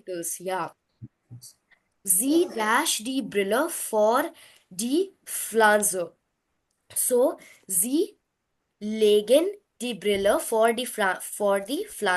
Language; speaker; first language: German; non-native, fluent; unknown